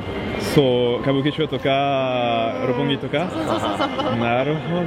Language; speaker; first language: Japanese; non-native, learner; French